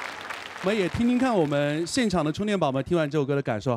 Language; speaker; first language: Chinese; native; Chinese